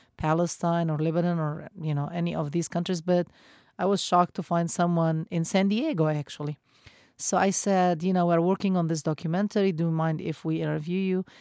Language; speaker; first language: English; non-native, fluent; Arabic